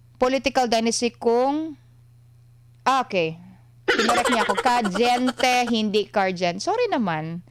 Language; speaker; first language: Filipino; non-native, local second language; Cebuano